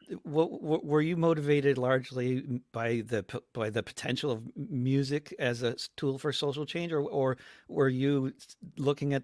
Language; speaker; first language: English; native; English